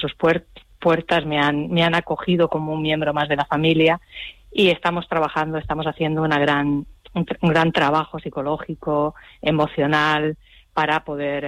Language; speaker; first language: Spanish; native; Spanish